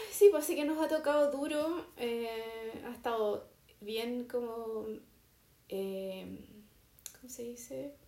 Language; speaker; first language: Spanish; native; Spanish